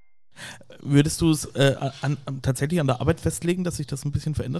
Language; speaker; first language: German; native; German